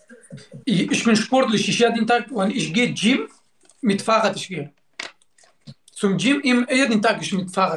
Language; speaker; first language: German; non-native, learner; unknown